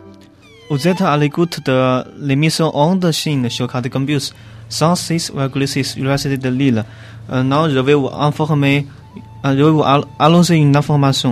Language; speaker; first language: French; non-native, learner; Chinese